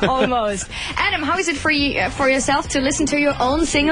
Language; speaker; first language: English; non-native, fluent; German